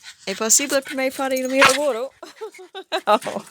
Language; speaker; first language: Italian; non-native, learner; English